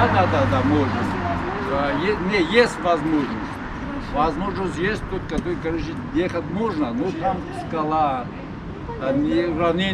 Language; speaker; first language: Russian; non-native, local second language; Tajik